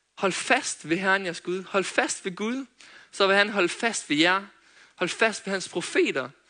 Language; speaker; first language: Danish; native; Danish